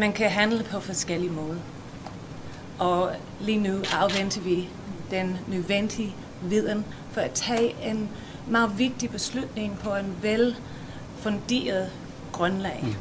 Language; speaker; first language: Danish; non-native, fluent; English